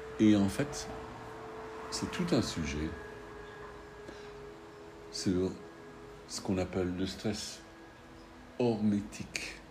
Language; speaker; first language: French; non-native, fluent; English